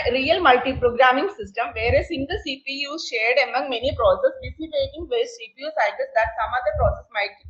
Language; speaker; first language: English; non-native, local second language; Malayalam